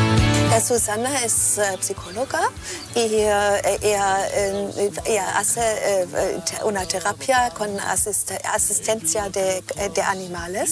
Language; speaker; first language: Spanish; non-native, fluent; German